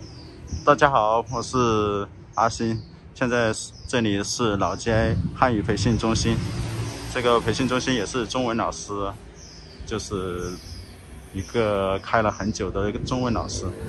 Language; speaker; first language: Chinese; non-native, fluent; Vietnamese